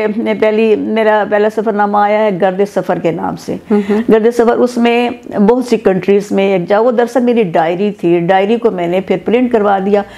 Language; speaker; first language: Urdu; non-native, local second language; Persian